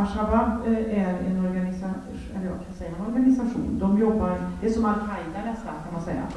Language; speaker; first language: Swedish; native; Swedish